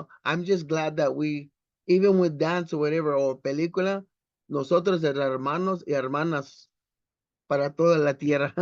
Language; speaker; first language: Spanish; non-native, learner; English